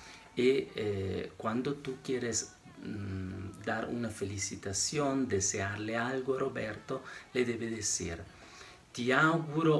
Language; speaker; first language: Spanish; non-native, fluent; Italian